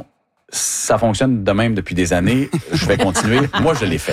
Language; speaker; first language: French; native; French